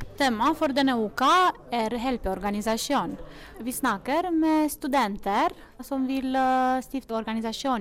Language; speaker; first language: Norwegian; non-native, fluent; Romanian